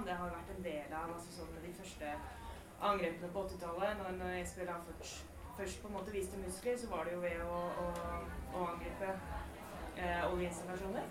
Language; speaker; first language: Norwegian; native; Norwegian